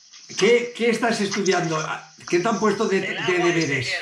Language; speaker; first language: Spanish; native; Spanish